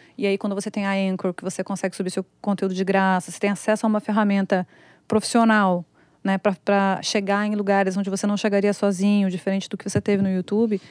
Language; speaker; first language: Portuguese; native; Portuguese